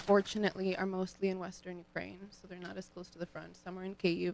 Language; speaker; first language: English; early bilingual, other home language; Ukrainian